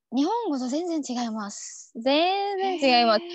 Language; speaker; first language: Japanese; non-native, learner; Arabic